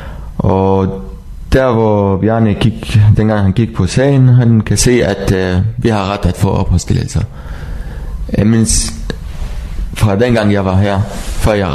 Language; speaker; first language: Danish; non-native, learner; Arabic